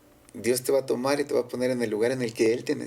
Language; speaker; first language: Spanish; native; Spanish